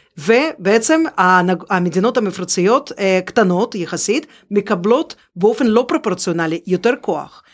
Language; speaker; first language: Hebrew; non-native, fluent; Russian